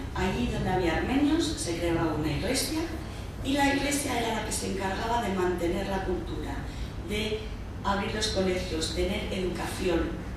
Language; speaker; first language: Spanish; early bilingual, heritage; Spanish